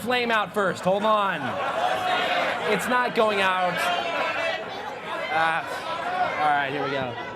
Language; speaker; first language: English; native; English